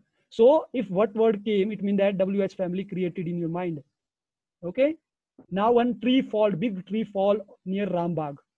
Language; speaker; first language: English; non-native, local second language; Hindi